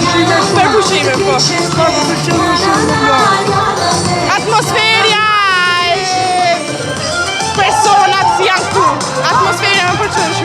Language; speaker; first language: Albanian; early bilingual, heritage; Albanian